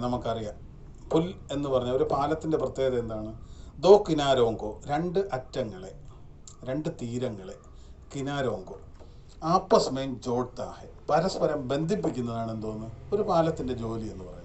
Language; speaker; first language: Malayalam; native; Malayalam